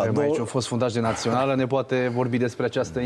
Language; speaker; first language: Romanian; native; Romanian